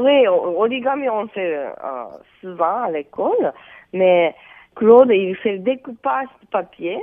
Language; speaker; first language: French; non-native, fluent; Japanese